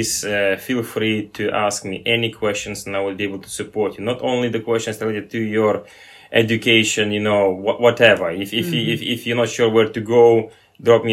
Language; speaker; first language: English; non-native, fluent; Lithuanian